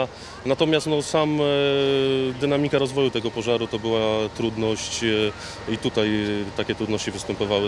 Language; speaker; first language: Polish; native; Polish